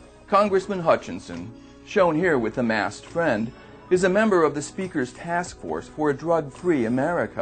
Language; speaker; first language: English; native; English